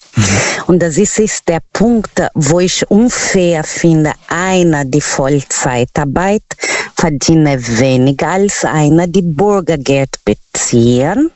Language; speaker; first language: German; non-native, learner; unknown